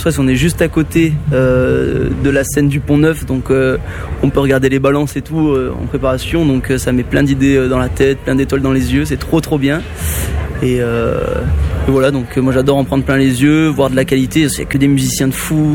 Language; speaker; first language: French; native; French